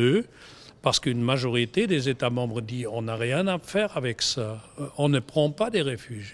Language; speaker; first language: French; non-native, fluent; German